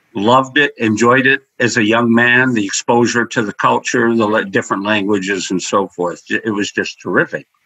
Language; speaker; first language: English; native; English